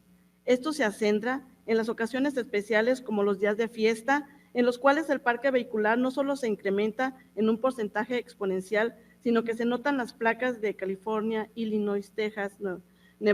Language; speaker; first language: Spanish; native; Spanish